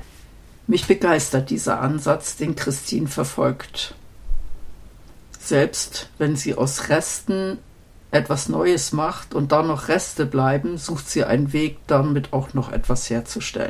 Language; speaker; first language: German; native; German